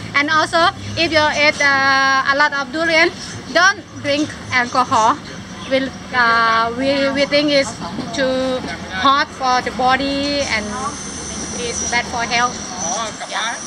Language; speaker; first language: English; non-native, local second language; Thai